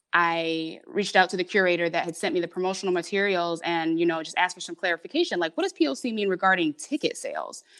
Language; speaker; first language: English; native; English